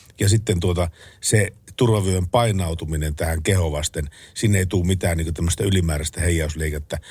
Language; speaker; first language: Finnish; native; Finnish